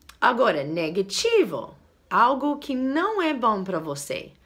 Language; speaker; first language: Portuguese; non-native, fluent; English